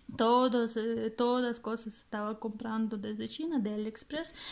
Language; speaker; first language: Spanish; non-native, fluent; Russian